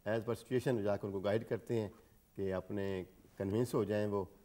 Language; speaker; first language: Urdu; native; Urdu